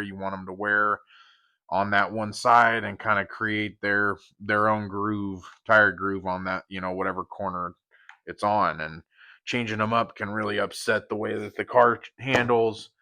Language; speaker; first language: English; native; English